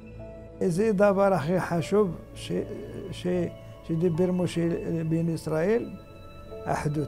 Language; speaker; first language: Hebrew; non-native, fluent; Arabic